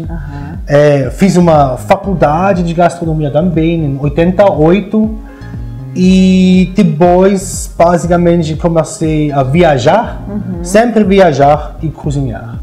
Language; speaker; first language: Portuguese; non-native, fluent; German